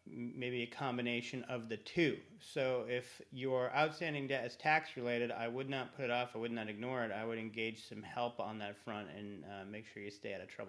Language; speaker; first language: English; native; English